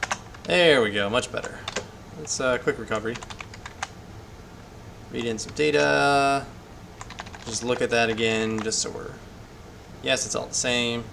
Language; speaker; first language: English; native; English